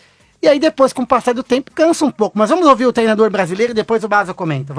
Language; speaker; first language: Portuguese; native; Portuguese